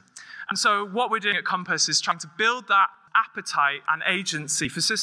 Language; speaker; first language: English; native; English